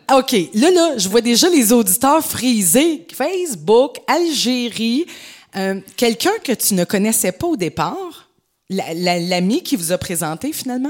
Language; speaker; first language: French; native; French